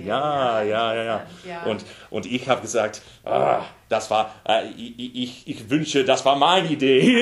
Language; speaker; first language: German; non-native, learner; English